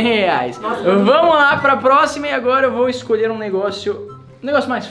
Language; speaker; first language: Portuguese; native; Portuguese